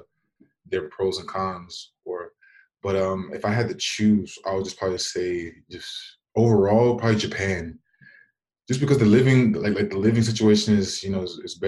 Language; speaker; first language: English; native; English